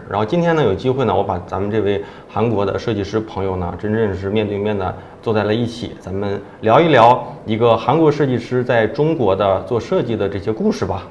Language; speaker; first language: Chinese; native; Chinese